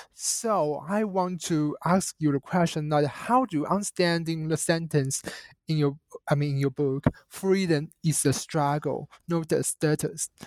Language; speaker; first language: English; non-native, fluent; Chinese